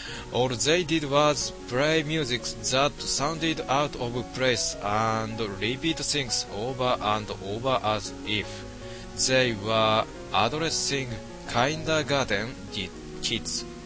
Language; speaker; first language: English; non-native, learner; Japanese